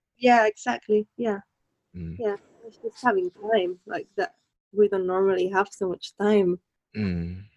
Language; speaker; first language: English; non-native, fluent; Spanish